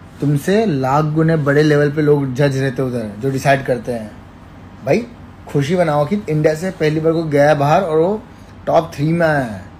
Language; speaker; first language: Hindi; native; Hindi